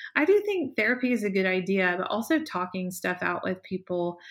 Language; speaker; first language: English; native; English